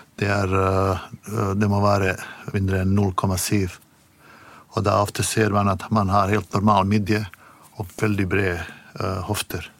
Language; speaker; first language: Norwegian; non-native, fluent; Bosnian